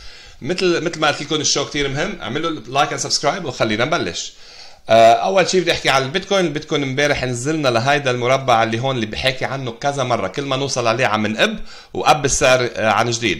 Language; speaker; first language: Arabic; native; Arabic